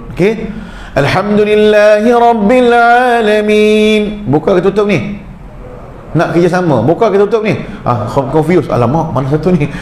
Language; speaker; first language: Malay; early bilingual, heritage; Malay